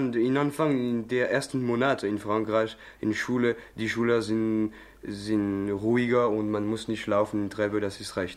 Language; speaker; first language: German; non-native, learner; French